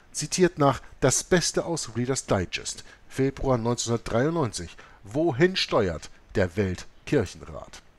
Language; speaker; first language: German; native; German